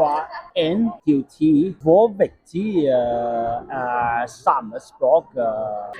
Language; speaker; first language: Norwegian; non-native, learner; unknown